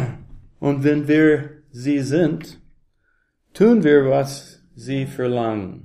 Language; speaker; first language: German; non-native, learner; English